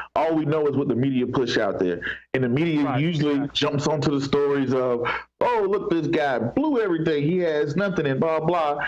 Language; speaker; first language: English; native; English